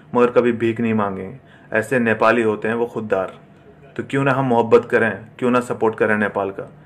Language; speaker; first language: Hindi; native; Hindi